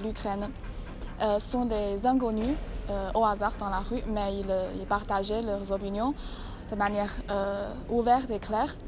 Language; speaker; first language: French; non-native, learner; Chinese